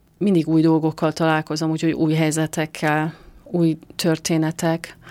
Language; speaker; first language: Hungarian; non-native, fluent; Persian